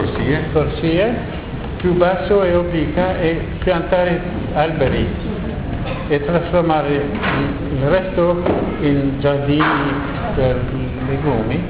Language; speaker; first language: Italian; non-native, learner; French